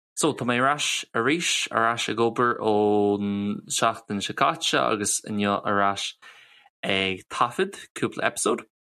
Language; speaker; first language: Irish; non-native, local second language; English